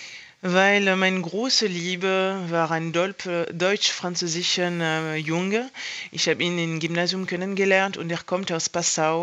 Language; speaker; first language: German; non-native, fluent; French